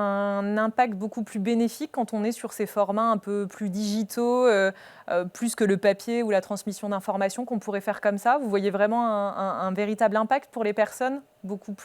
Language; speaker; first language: French; native; French